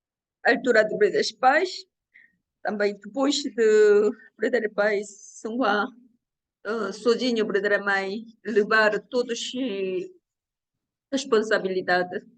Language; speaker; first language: Portuguese; non-native, learner; Korean